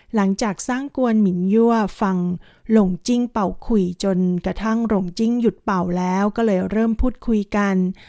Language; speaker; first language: Thai; native; Thai